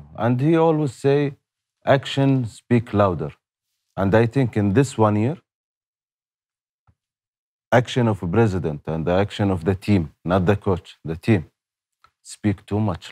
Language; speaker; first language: English; non-native, learner; Arabic